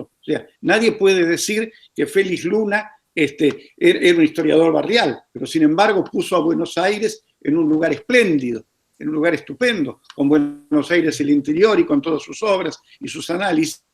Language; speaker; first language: Spanish; native; Spanish